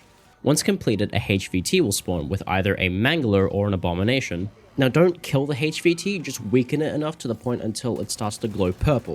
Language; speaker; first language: English; native; English